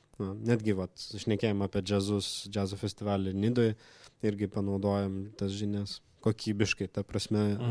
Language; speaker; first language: Lithuanian; non-native, local second language; Russian